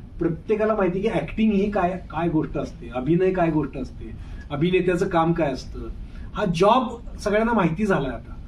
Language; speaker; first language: Marathi; native; Marathi